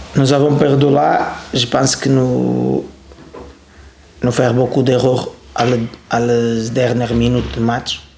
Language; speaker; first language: French; non-native, learner; Portuguese